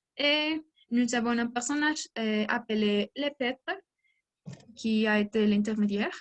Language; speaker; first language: French; non-native, learner; Spanish